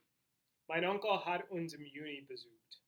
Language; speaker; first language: German; non-native, fluent; English